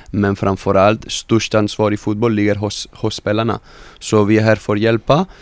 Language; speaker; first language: Swedish; non-native, fluent; Spanish